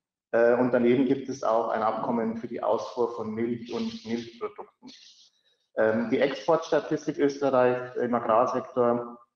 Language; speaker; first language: German; native; German